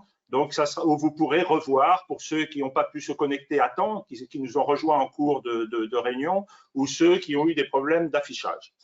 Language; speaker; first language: French; native; French